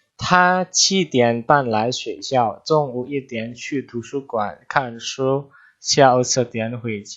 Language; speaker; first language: Chinese; non-native, fluent; Indonesian